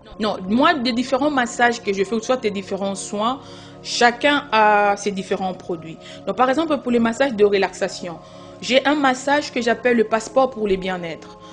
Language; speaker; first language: French; non-native, local second language; Lingala